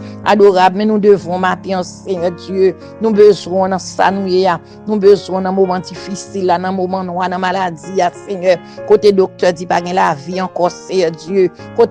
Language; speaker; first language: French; non-native, local second language; Haitian Creole